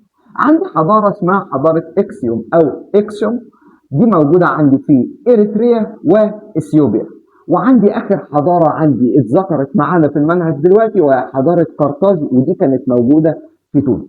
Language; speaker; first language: Arabic; native; Arabic